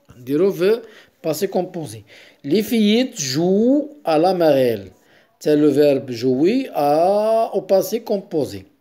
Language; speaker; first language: French; non-native, local second language; Arabic